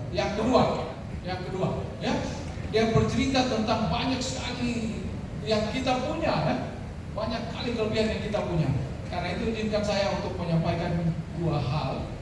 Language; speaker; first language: Indonesian; native; Indonesian